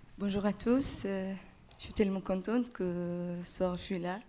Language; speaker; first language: French; non-native, learner; Persian